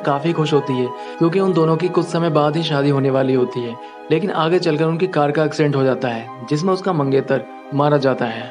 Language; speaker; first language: Hindi; native; Hindi